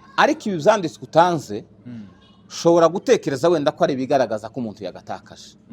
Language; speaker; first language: Kinyarwanda; native; Kinyarwanda